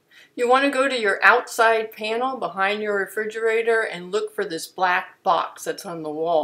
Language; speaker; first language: English; native; English